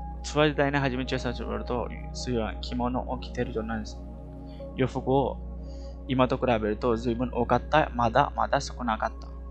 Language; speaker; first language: Japanese; non-native, fluent; Hindi